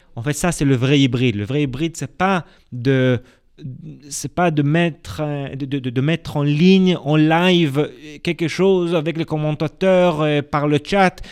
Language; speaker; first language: French; non-native, fluent; Hebrew